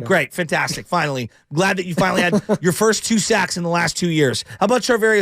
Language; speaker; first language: English; native; English